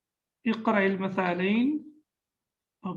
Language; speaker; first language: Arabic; non-native, fluent; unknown